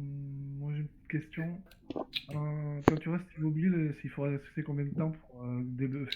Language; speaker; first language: French; native; French